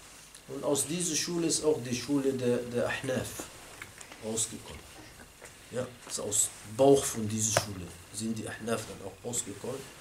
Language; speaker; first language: German; non-native, fluent; Arabic